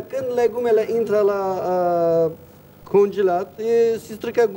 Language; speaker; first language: Romanian; non-native, learner; Turkish